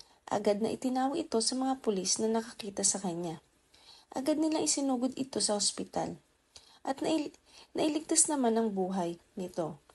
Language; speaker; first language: Filipino; native; Filipino